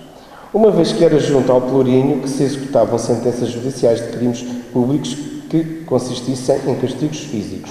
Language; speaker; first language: Portuguese; native; Portuguese